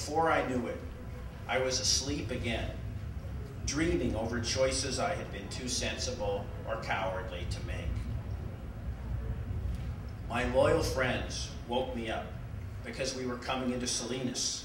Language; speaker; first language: English; native; English